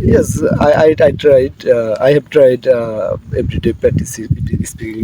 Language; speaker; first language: English; non-native, learner; Bangla